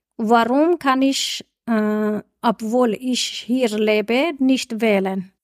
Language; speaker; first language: German; non-native, fluent; Persian